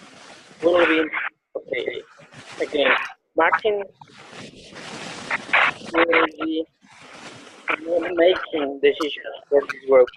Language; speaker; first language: English; non-native, learner; Spanish